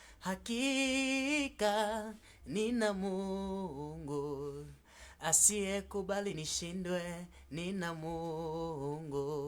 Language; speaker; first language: Swahili; non-native, local second language; Kikuyu